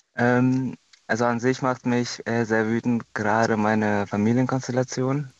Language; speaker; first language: German; non-native, fluent; Estonian